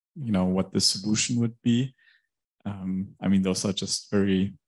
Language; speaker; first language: English; non-native, fluent; German